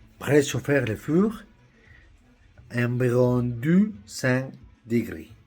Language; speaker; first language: French; non-native, learner; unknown